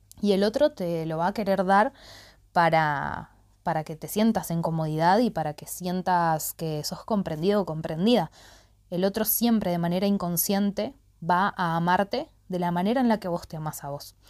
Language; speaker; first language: Spanish; native; Spanish